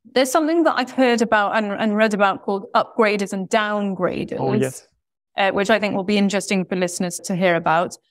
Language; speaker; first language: English; native; English